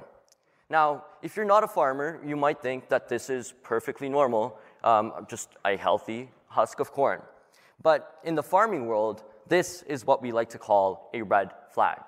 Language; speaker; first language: English; native; English